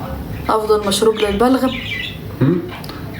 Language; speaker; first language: Arabic; native; Arabic